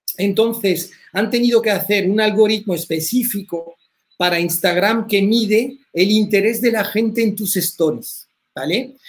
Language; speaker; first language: Spanish; early bilingual, heritage; French